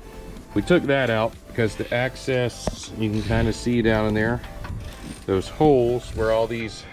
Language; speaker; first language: English; native; English